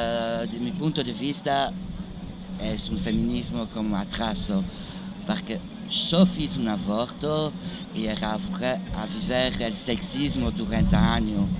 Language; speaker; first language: Spanish; non-native, learner; French